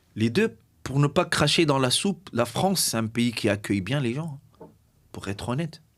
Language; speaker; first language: French; non-native, local second language; Arabic